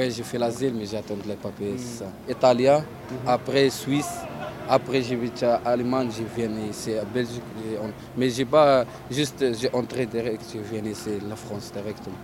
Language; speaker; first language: French; non-native, learner; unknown